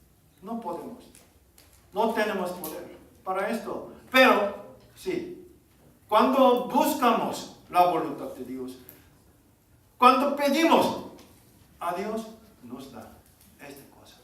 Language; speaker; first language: Spanish; non-native, learner; Korean